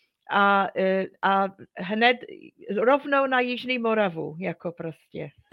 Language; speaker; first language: Czech; non-native, fluent; English